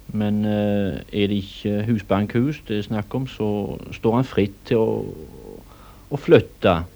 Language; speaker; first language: Norwegian; native; Norwegian